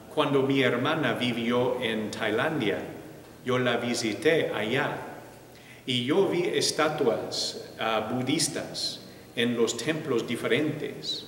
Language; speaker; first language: Spanish; non-native, fluent; English